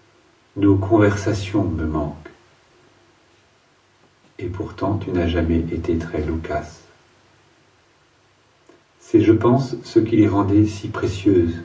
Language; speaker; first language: French; native; French